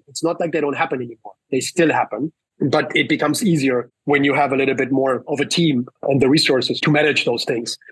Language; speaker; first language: English; early bilingual, other home language; Spanish